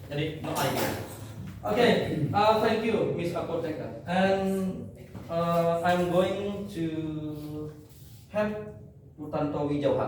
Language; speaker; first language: English; non-native, fluent; Indonesian